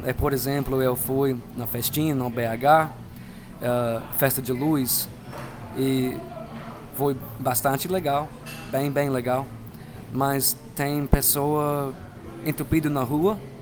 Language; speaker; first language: Portuguese; non-native, learner; English